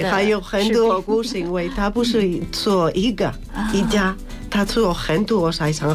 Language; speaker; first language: Chinese; non-native, fluent; Spanish